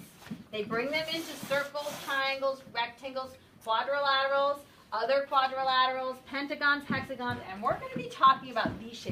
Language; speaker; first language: English; native; English